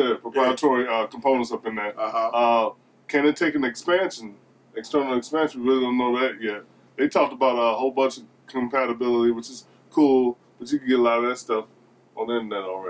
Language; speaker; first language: English; native; English